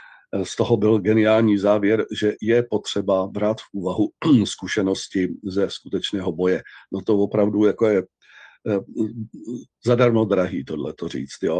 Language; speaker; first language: Czech; native; Czech